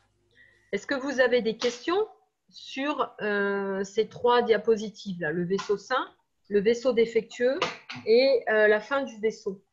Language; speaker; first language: French; native; French